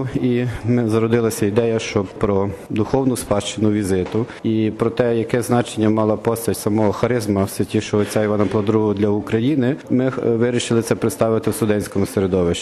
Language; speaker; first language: Ukrainian; native; Ukrainian